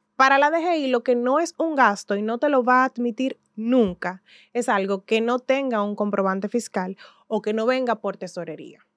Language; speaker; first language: Spanish; native; Spanish